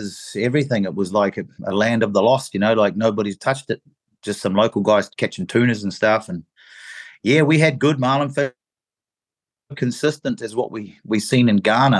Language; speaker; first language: English; native; English